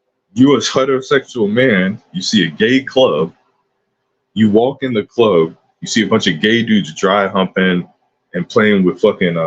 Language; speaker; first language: English; native; English